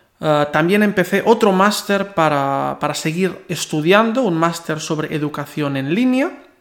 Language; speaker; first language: Spanish; non-native, local second language; Catalan